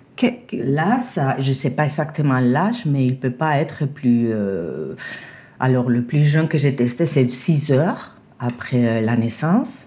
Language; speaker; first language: French; non-native, fluent; Spanish